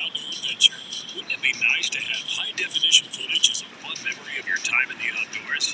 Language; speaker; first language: English; native; English